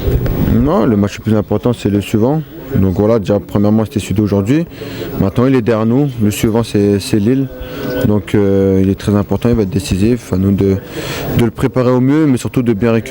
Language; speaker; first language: French; native; French